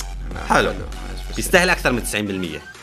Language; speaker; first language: Arabic; native; Arabic